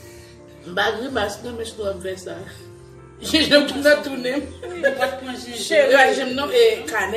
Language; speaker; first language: French; non-native, learner; Haitian Creole